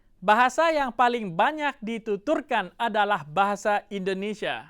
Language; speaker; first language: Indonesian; non-native, fluent; Thai